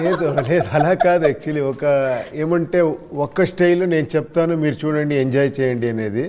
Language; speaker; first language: Telugu; non-native, local second language; Kannada